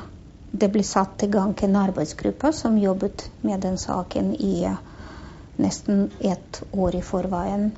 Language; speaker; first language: Norwegian; non-native, fluent; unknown